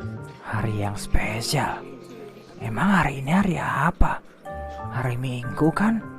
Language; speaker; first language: Indonesian; native; Indonesian